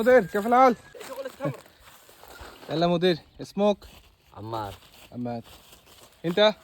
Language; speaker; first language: Arabic; non-native, learner; Bangla